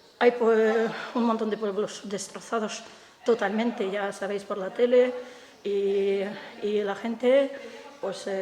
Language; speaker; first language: Spanish; non-native, fluent; Ukrainian